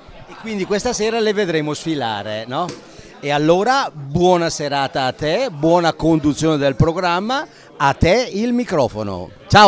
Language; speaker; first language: Italian; native; Italian